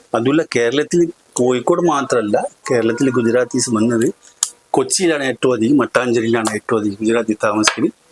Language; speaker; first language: Malayalam; non-native, local second language; Gujarati